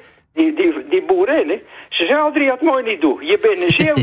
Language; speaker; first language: Dutch; non-native, local second language; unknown